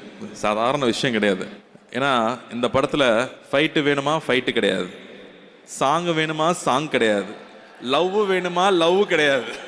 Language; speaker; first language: Tamil; native; Tamil